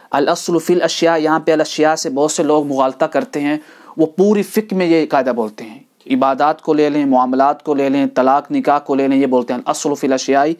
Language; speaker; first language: Urdu; non-native, local second language; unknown